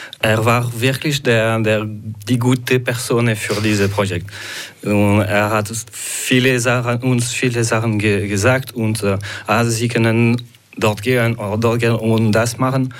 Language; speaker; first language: German; non-native, local second language; French